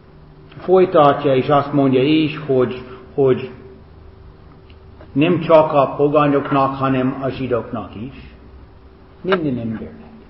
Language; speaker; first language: Hungarian; non-native, fluent; English